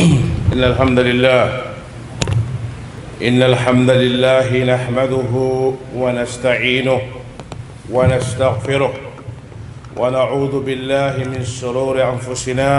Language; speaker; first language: Arabic; non-native, fluent; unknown